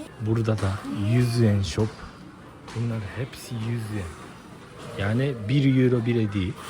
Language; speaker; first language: Turkish; early bilingual, heritage; Turkish